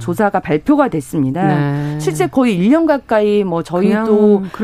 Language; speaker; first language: Korean; native; Korean